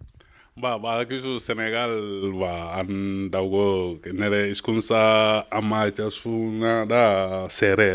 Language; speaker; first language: Basque; non-native, learner; Serer